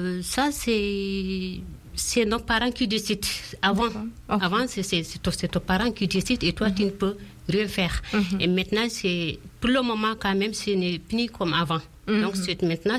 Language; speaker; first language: French; non-native, local second language; Fula